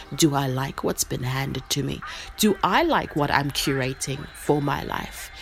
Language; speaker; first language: English; non-native, local second language; Shona